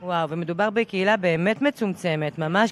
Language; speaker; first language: Hebrew; native; Hebrew